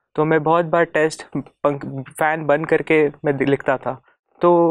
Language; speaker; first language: Hindi; non-native, local second language; Marathi